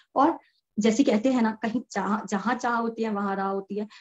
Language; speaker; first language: Hindi; native; Hindi